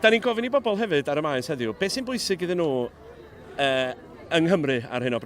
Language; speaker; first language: Welsh; native; Welsh